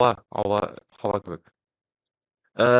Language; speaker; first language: Turkish; non-native, learner; Tatar